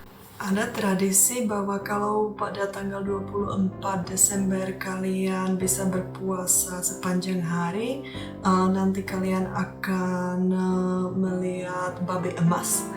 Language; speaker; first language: Indonesian; non-native, fluent; Czech